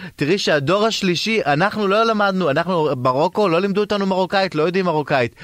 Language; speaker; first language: Hebrew; native; Hebrew